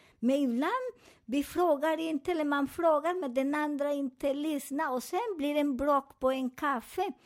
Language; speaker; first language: Swedish; non-native, fluent; Spanish